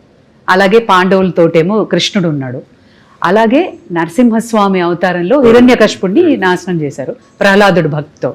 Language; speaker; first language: Telugu; native; Telugu